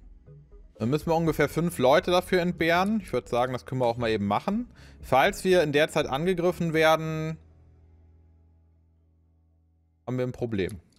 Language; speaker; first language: German; native; German